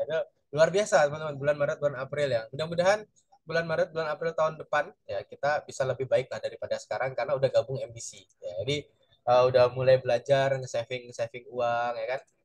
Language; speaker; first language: Indonesian; native; Indonesian